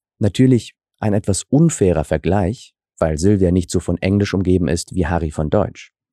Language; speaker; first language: German; early bilingual, other home language; Russian